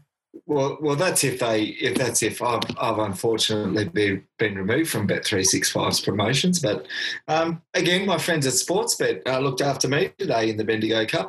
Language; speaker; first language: English; native; English